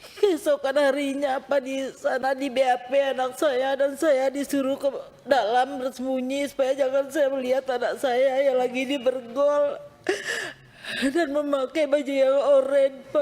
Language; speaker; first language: Indonesian; non-native, local second language; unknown